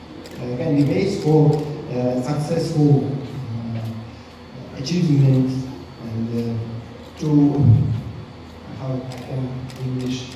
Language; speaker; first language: English; non-native, learner; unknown